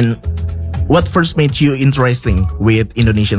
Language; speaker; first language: English; non-native, local second language; Indonesian